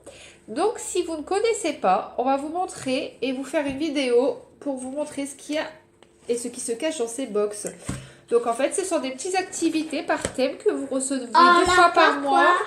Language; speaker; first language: French; native; French